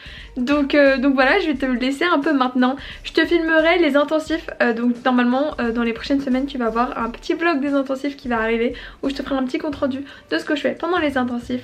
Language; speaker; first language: French; native; French